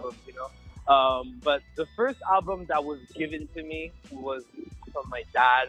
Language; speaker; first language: English; native; English